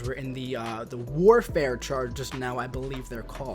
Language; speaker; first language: English; native; English